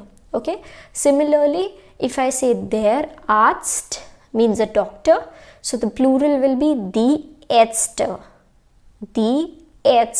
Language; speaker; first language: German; non-native, fluent; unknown